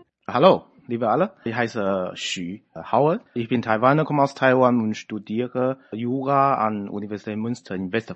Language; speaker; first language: German; non-native, fluent; Chinese